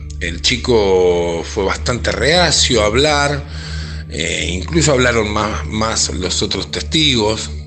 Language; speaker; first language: Spanish; native; Spanish